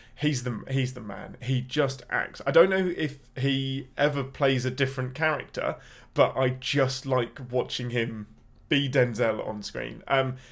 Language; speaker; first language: English; native; English